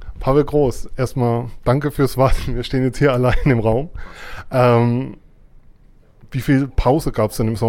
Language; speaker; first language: German; native; German